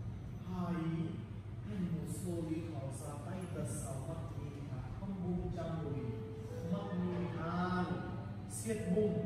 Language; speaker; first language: Vietnamese; non-native, learner; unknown